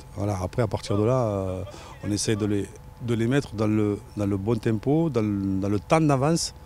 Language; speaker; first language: French; native; French